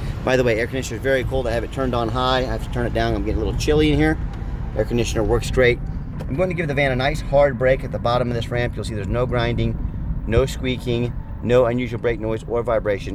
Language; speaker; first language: English; native; English